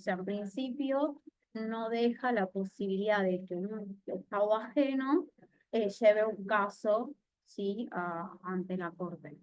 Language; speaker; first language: Spanish; native; Spanish